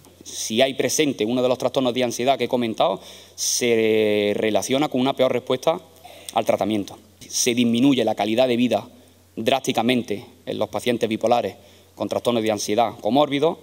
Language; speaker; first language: Spanish; native; Spanish